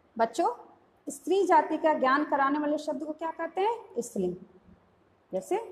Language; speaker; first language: Hindi; native; Hindi